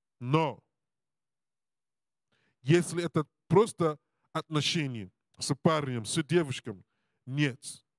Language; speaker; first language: Russian; non-native, learner; English